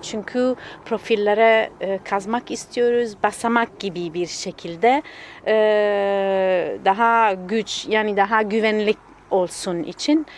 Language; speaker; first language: Turkish; non-native, fluent; Italian